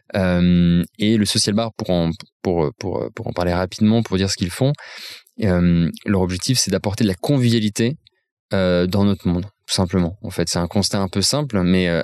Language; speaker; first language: French; native; French